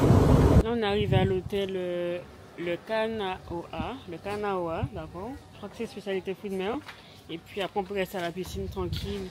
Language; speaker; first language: French; native; French